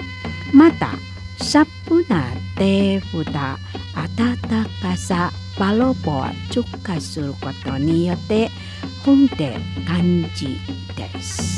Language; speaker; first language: Japanese; non-native, learner; Indonesian